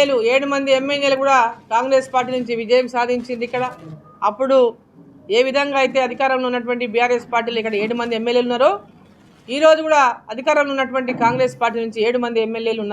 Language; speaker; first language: Telugu; native; Telugu